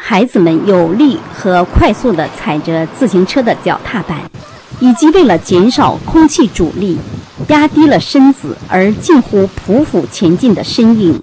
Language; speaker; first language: Chinese; native; Chinese